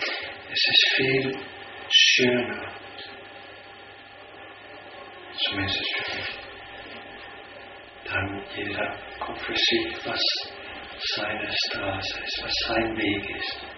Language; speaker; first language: German; non-native, fluent; Danish